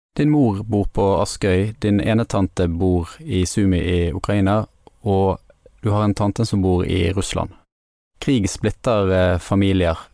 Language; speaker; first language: Norwegian; native; Norwegian